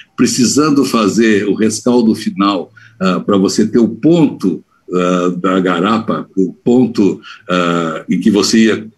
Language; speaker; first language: Portuguese; native; Portuguese